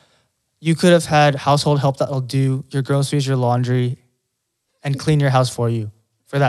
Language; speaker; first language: English; non-native, local second language; Filipino